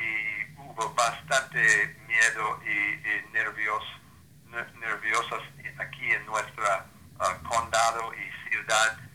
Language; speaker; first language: Spanish; non-native, learner; English